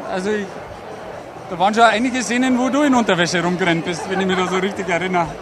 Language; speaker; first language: German; native; German